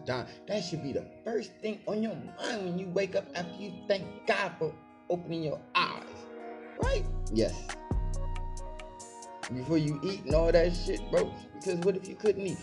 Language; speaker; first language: English; native; English